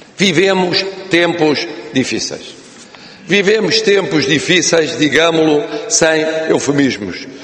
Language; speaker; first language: Portuguese; native; Portuguese